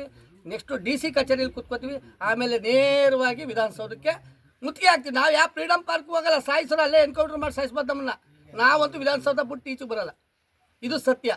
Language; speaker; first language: Kannada; native; Kannada